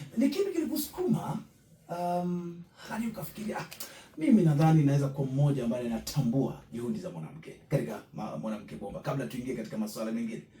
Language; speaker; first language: Swahili; native; Swahili